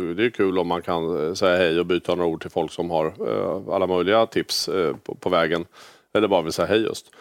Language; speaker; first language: Swedish; native; Swedish